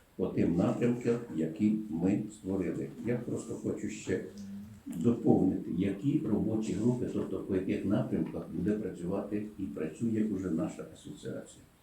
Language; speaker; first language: Ukrainian; native; Ukrainian